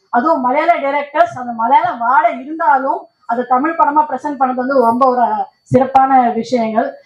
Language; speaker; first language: Tamil; non-native, local second language; Telugu